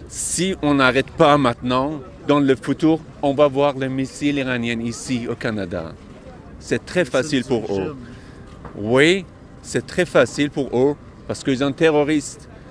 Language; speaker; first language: French; non-native, local second language; Persian